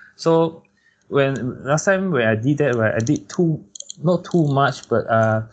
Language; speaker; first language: English; non-native, local second language; Chinese